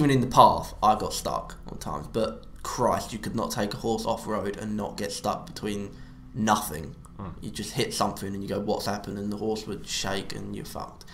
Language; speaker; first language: English; native; English